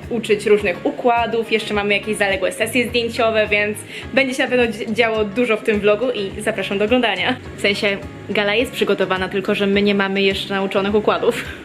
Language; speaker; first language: Polish; native; Polish